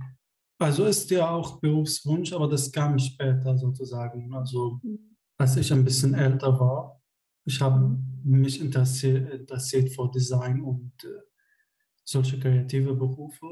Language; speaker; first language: German; non-native, fluent; Arabic